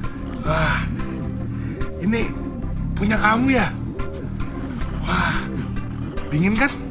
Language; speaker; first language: Indonesian; native; Indonesian